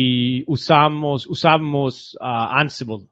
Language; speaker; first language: Spanish; non-native, fluent; English